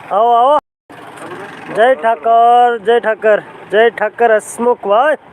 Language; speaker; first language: Hindi; non-native, local second language; Gujarati